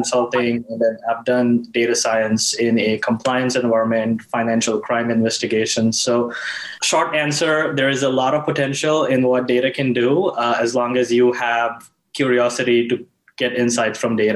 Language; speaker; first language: English; non-native, local second language; Hindi